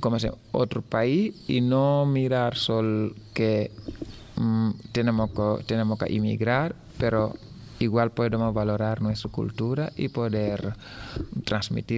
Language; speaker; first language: Spanish; non-native, fluent; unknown